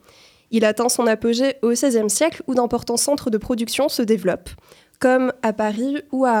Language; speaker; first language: French; native; French